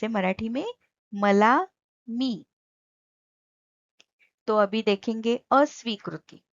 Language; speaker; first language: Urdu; non-native, local second language; Marathi